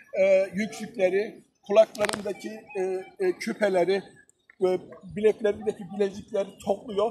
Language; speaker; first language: Turkish; early bilingual, heritage; Turkish